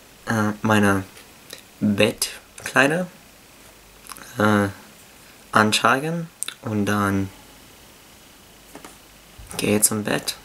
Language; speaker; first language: German; non-native, learner; English